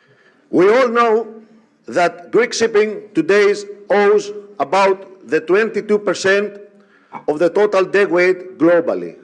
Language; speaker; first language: English; non-native, fluent; Greek